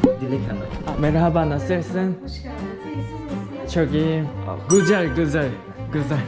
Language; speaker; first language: Turkish; non-native, learner; Korean